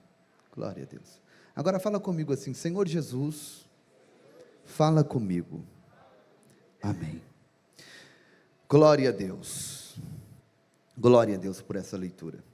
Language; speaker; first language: Portuguese; native; Portuguese